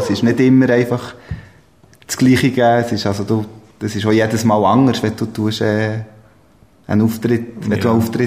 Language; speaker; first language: German; native; German